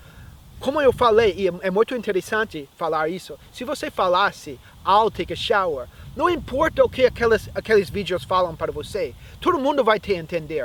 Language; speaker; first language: Portuguese; non-native, fluent; English